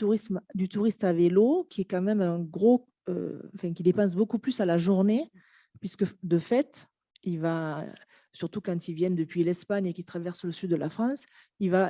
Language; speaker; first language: French; native; French